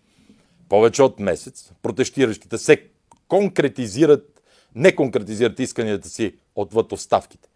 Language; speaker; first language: Bulgarian; native; Bulgarian